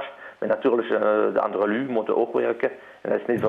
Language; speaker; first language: German; non-native, learner; Dutch